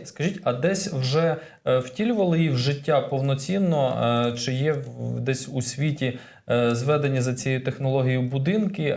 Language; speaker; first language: Ukrainian; native; Ukrainian